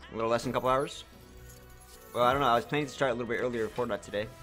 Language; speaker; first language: English; native; English